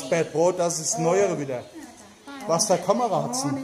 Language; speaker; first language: German; native; German